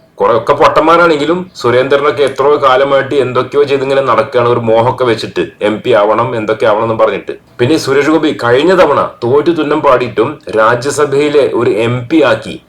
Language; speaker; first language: Malayalam; native; Malayalam